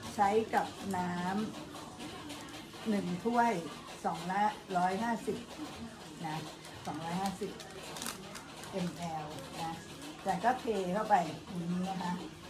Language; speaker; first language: Thai; native; Thai